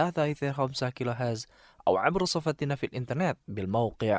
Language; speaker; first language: Arabic; non-native, fluent; Indonesian